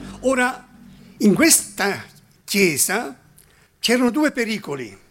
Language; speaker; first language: Italian; non-native, fluent; German